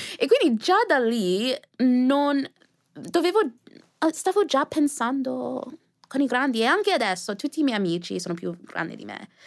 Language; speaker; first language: Italian; non-native, fluent; English